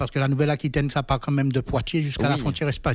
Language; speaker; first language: French; native; French